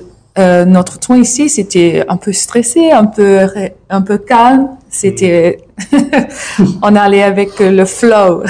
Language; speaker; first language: French; non-native, learner; English